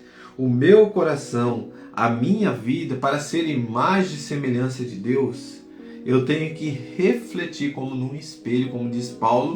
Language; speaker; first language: Portuguese; native; Portuguese